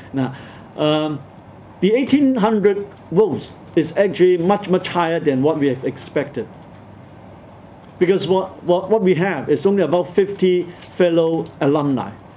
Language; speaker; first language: English; non-native, local second language; Cantonese